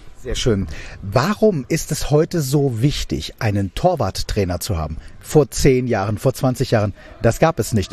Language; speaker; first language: German; native; German